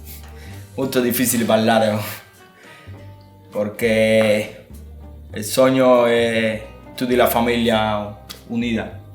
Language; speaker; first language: Italian; non-native, learner; Spanish